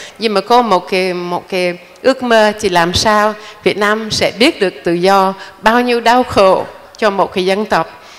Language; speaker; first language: Vietnamese; non-native, fluent; English